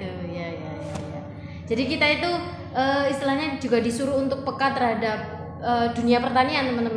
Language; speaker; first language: Indonesian; non-native, local second language; Javanese